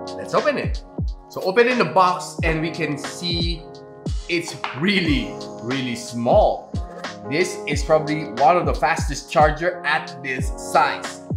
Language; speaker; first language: English; non-native, local second language; Filipino